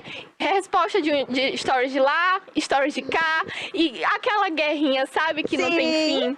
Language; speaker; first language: Portuguese; native; Portuguese